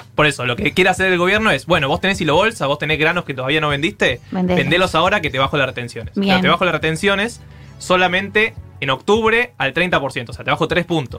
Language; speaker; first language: Spanish; native; Spanish